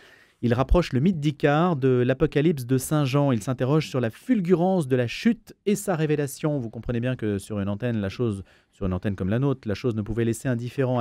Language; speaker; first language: French; native; French